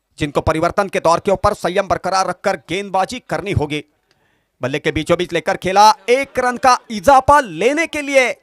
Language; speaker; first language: Hindi; non-native, local second language; Marathi